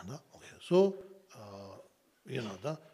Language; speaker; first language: Russian; non-native, learner; Tibetan